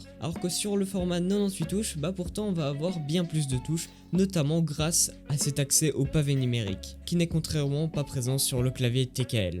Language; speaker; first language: French; native; French